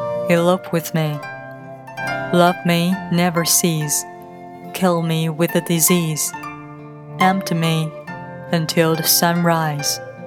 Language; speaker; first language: English; non-native, fluent; Chinese